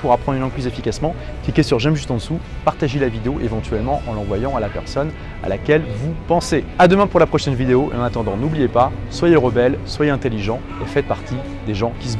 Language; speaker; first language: French; native; French